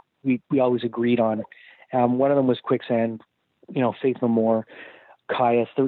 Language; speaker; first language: English; native; English